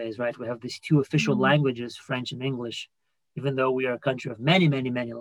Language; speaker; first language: English; non-native, fluent; Portuguese